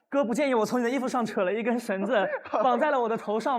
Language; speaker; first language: Chinese; native; Chinese